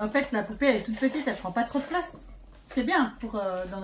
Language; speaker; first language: French; native; French